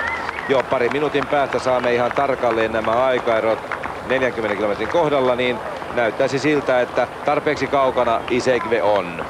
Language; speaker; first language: Finnish; native; Finnish